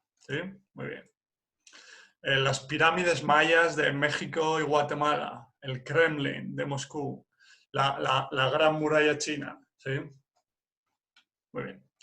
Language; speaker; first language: Spanish; non-native, fluent; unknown